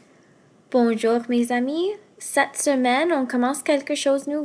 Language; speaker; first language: French; non-native, fluent; English